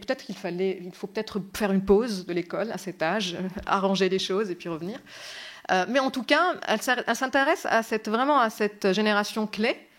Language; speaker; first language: French; non-native, local second language; Arabic